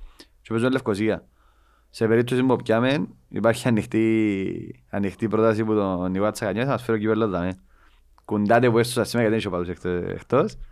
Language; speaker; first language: Greek; native; Greek